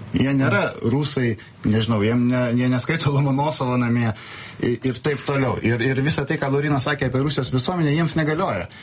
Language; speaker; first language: Lithuanian; native; Lithuanian